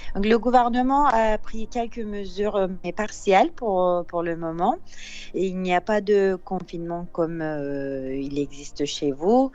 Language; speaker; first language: French; non-native, fluent; Turkish